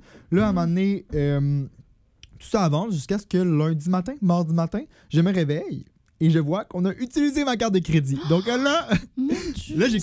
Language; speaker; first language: French; native; French